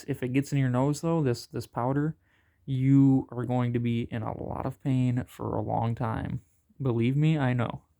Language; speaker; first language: English; native; English